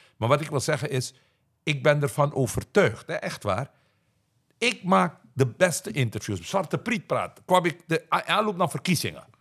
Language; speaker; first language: Dutch; native; Dutch